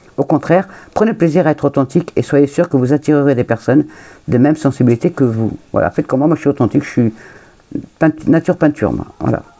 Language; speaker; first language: French; early bilingual, other home language; Portuguese